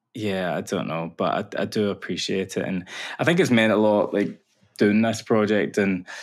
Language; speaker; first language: English; native; English